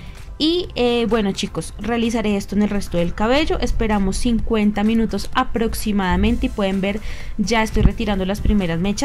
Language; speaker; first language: Spanish; native; Spanish